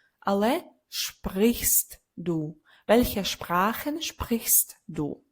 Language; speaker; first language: German; non-native, fluent; Ukrainian